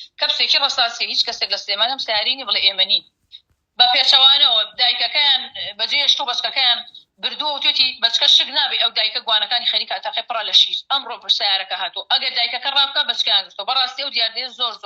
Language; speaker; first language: Central Kurdish; native; Central Kurdish